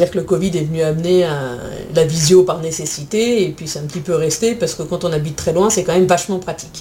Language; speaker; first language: French; native; French